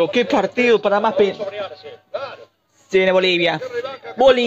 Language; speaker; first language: Spanish; native; Spanish